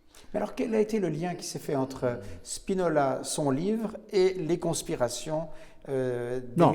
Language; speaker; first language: French; native; French